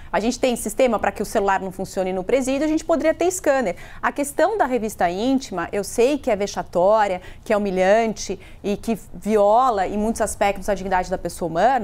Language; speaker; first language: Portuguese; native; Portuguese